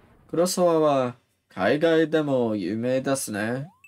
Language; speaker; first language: Japanese; non-native, learner; English